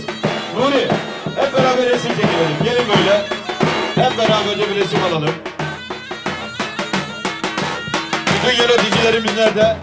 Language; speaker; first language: Turkish; native; Turkish